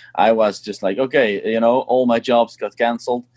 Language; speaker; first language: English; non-native, fluent; Dutch